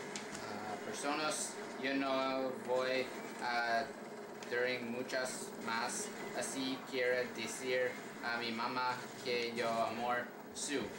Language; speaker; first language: Spanish; non-native, learner; English